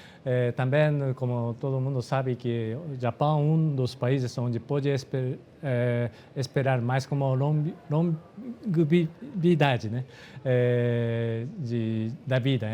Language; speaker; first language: Portuguese; non-native, fluent; Japanese